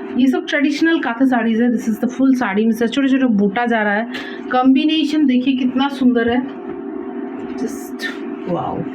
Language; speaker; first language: Hindi; non-native, local second language; Bangla